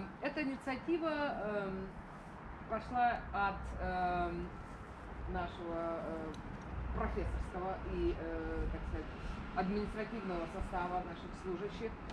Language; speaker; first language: Russian; native; Russian